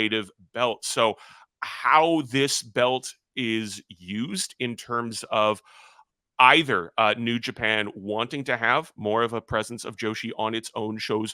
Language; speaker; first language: English; native; English